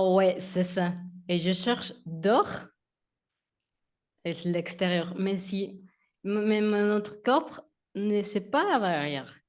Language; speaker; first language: French; non-native, learner; Spanish